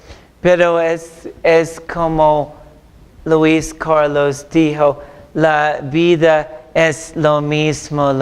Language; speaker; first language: Spanish; non-native, fluent; English